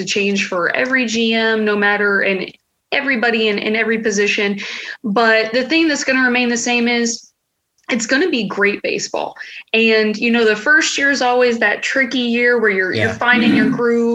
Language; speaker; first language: English; native; English